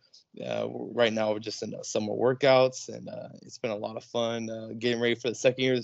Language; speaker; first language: English; native; English